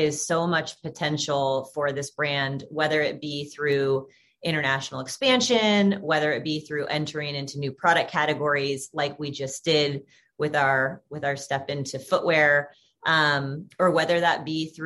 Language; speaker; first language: English; native; English